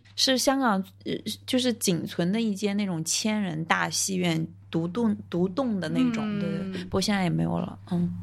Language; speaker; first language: Chinese; native; Chinese